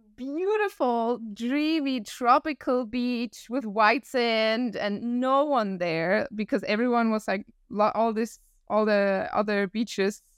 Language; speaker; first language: English; non-native, fluent; German